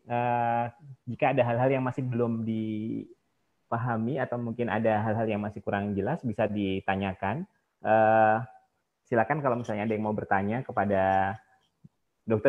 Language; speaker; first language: Indonesian; native; Indonesian